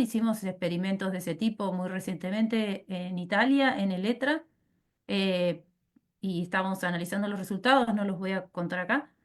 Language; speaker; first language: Spanish; native; Spanish